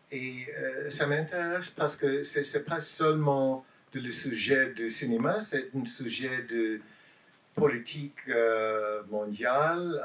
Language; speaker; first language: French; non-native, learner; English